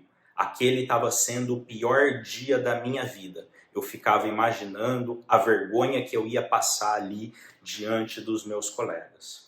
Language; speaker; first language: Portuguese; native; Portuguese